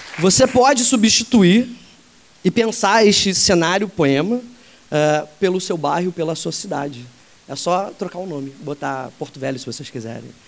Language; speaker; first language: Portuguese; native; Portuguese